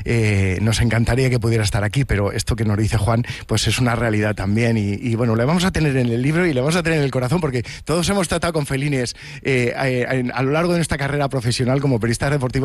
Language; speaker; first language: Spanish; native; Spanish